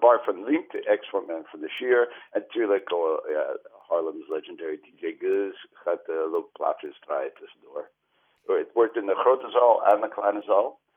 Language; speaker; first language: Dutch; non-native, fluent; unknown